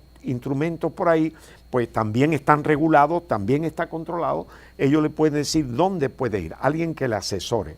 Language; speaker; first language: Spanish; native; Spanish